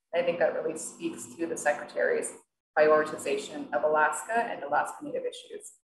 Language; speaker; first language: English; native; English